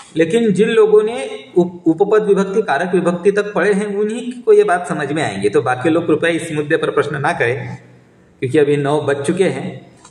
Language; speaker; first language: Hindi; non-native, local second language; Marathi